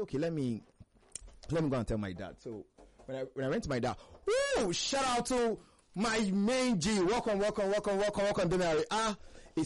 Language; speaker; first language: English; non-native, local second language; Hausa